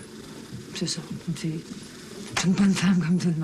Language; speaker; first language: French; native; French